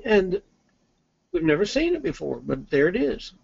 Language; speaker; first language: English; native; English